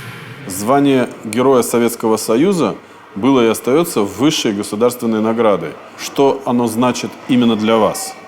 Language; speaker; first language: Russian; native; Russian